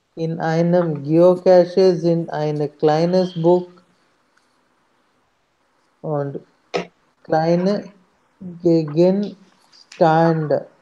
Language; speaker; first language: German; non-native, learner; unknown